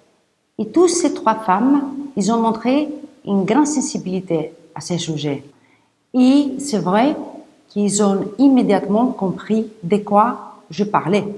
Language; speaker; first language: French; non-native, fluent; Greek